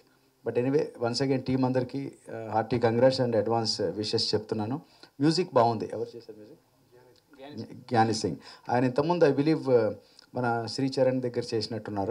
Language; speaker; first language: Telugu; native; Telugu